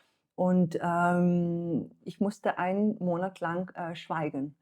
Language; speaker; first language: German; non-native, fluent; Slovenian